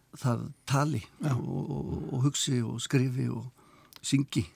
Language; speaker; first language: Icelandic; native; Icelandic